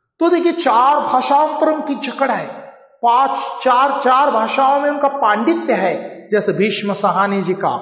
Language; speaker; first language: Hindi; non-native, local second language; Marathi